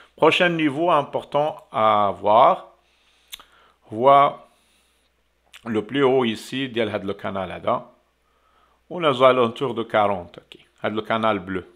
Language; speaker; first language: French; non-native, local second language; Arabic